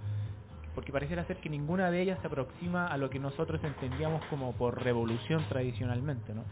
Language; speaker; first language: Spanish; native; Spanish